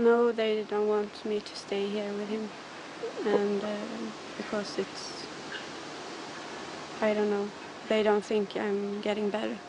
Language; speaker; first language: English; non-native, learner; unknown